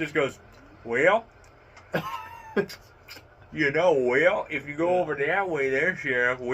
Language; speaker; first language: English; native; English